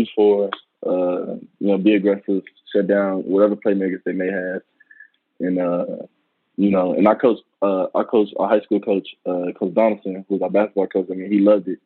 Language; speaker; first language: English; native; English